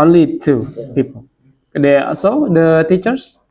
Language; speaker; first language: English; non-native, learner; Indonesian